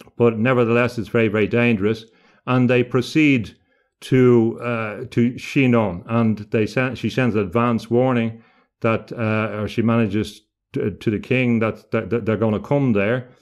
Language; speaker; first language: English; native; English